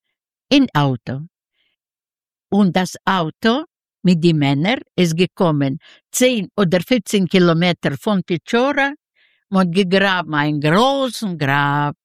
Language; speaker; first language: German; non-native, learner; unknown